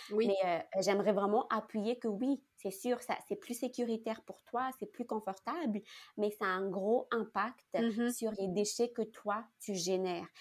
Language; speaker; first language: French; non-native, local second language; Malagasy